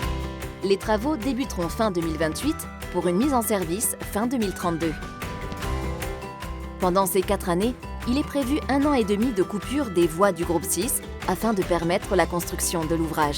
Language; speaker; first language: French; native; French